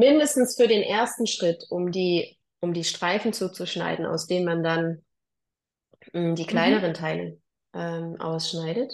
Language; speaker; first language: German; native; German